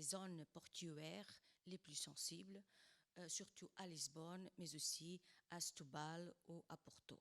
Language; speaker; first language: French; non-native, fluent; Portuguese